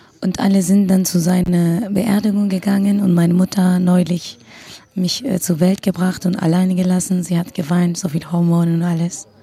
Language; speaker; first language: German; non-native, fluent; Kurdish